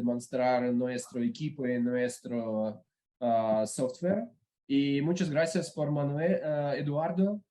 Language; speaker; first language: Spanish; non-native, learner; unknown